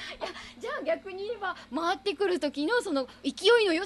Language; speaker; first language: Japanese; native; Japanese